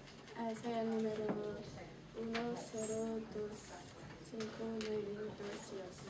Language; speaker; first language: Spanish; non-native, learner; French